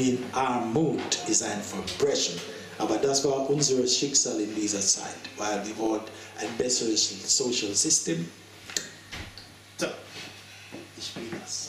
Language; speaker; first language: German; non-native, learner; English